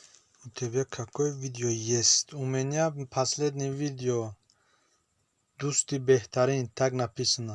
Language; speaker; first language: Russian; non-native, learner; Tajik